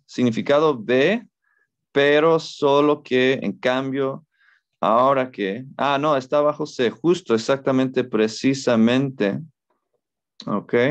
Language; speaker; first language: Spanish; non-native, fluent; English